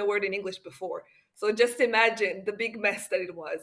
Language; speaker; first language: English; non-native, local second language; Kinyarwanda